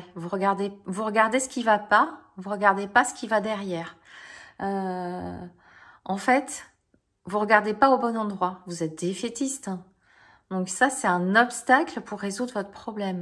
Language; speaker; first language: French; native; French